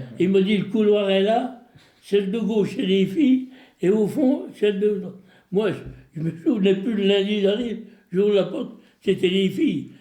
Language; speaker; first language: French; early bilingual, other home language; Italian